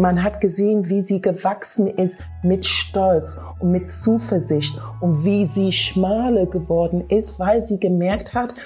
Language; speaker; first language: German; non-native, fluent; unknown